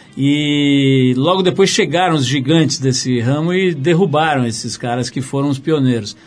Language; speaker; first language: Portuguese; native; Portuguese